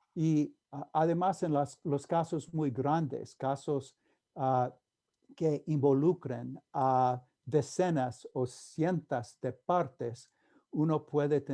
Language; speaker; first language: Spanish; non-native, fluent; English